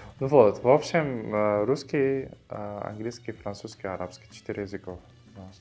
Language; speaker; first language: Russian; non-native, fluent; Arabic